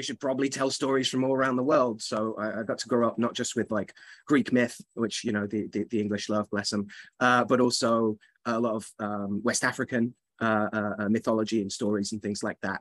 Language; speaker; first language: English; native; English